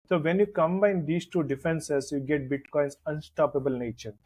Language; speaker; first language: English; non-native, local second language; Kannada